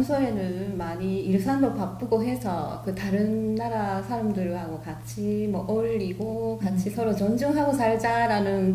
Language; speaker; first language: Korean; non-native, fluent; Japanese